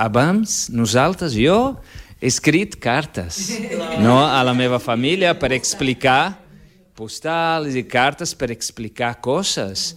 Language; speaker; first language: Catalan; non-native, fluent; Portuguese